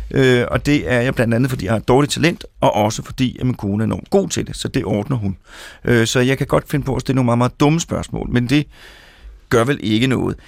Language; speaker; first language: Danish; native; Danish